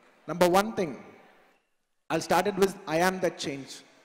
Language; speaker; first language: English; non-native, local second language; Telugu